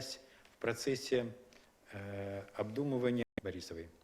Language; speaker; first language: Russian; native; Russian